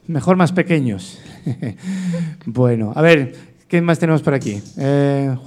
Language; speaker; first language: Spanish; native; Spanish